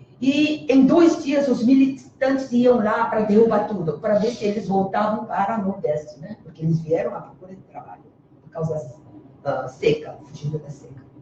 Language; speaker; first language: Portuguese; early bilingual, other home language; Korean